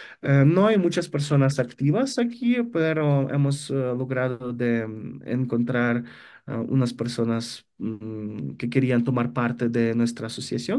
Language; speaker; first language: Spanish; non-native, fluent; Ukrainian